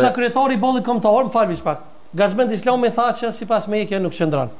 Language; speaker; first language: Albanian; native; Albanian